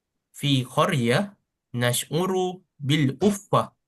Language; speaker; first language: Arabic; non-native, learner; Malay